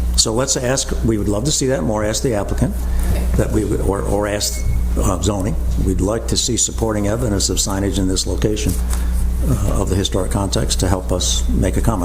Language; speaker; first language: English; native; English